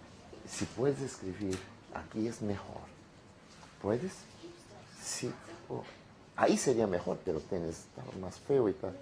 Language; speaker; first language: Spanish; non-native, fluent; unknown